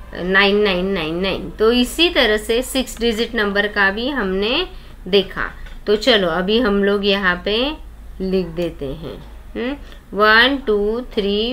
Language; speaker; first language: Hindi; non-native, local second language; Marathi